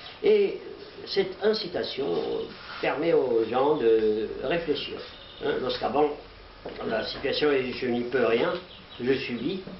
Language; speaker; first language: French; native; French